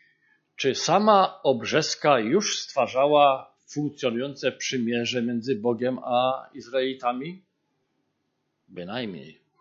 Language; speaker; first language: Polish; native; Polish